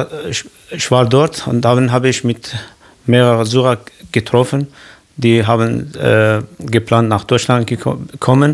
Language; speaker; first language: German; non-native, learner; Kurdish